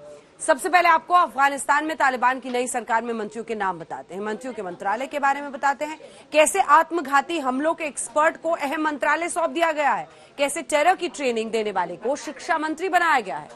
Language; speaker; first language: Hindi; native; Hindi